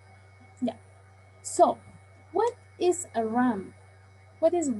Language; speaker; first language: English; non-native, learner; Spanish